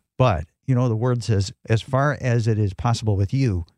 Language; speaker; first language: English; native; English